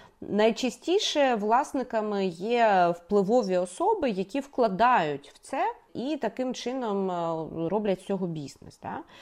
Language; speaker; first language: Ukrainian; native; Ukrainian